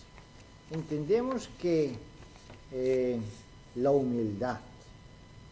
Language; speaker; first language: Spanish; non-native, fluent; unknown